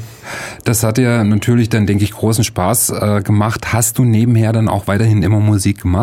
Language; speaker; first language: German; native; German